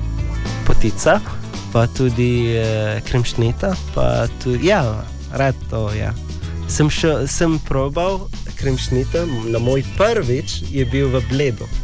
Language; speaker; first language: Slovenian; non-native, learner; Arabic